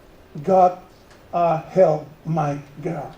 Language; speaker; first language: English; non-native, learner; Spanish